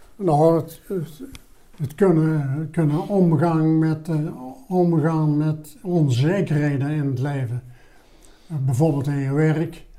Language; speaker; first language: Dutch; native; Dutch